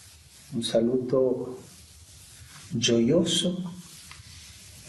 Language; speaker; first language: Italian; non-native, fluent; Spanish